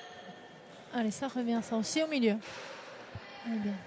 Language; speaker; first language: French; native; French